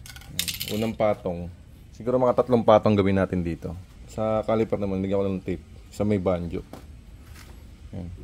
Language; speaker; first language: Filipino; native; Filipino